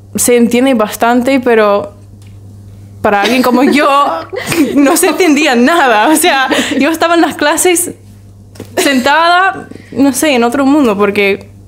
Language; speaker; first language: Spanish; non-native, learner; English